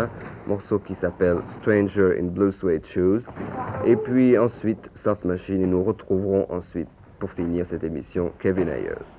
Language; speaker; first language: French; native; French